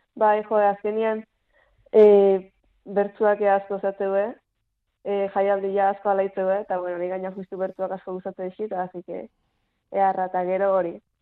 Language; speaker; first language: Basque; native; Basque